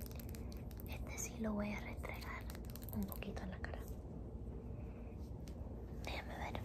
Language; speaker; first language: Spanish; early bilingual, heritage; Spanish